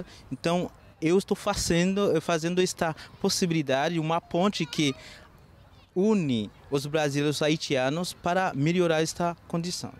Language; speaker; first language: Portuguese; non-native, learner; Haitian Creole